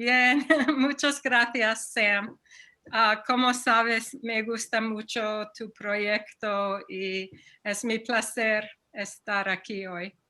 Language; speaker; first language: Spanish; non-native, fluent; English